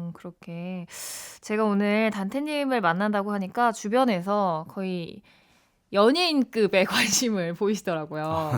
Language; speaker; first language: Korean; native; Korean